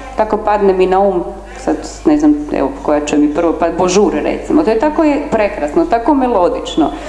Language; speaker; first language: Croatian; native; Croatian